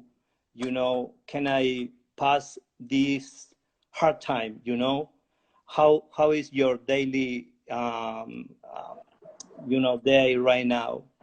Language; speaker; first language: English; non-native, learner; Spanish